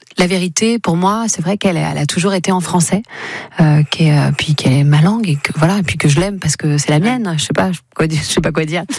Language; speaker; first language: French; native; French